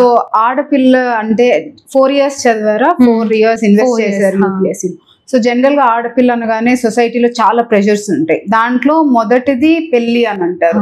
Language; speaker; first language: Telugu; native; Telugu